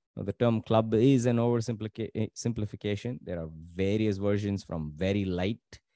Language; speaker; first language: English; non-native, local second language; Tamil